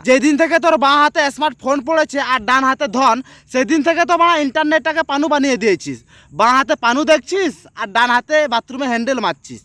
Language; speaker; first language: Bangla; non-native, local second language; Santali